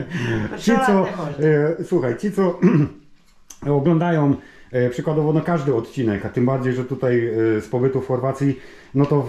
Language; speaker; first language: Polish; native; Polish